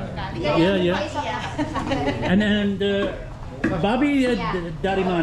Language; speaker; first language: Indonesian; non-native, learner; English